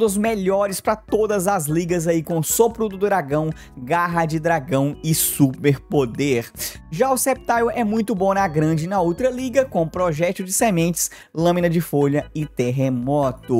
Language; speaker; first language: Portuguese; native; Portuguese